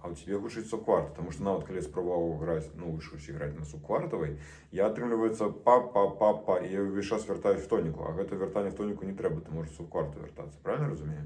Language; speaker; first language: Russian; non-native, local second language; Belarusian